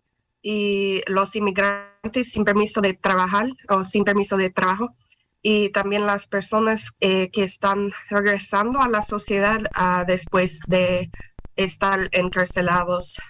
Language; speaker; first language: Spanish; non-native, fluent; English